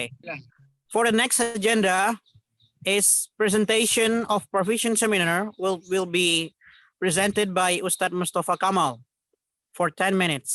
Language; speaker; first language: English; non-native, local second language; Indonesian